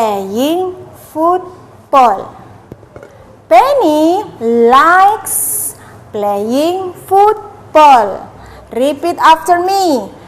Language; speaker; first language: English; non-native, learner; Indonesian